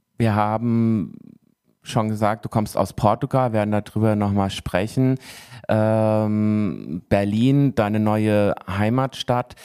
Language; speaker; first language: German; native; German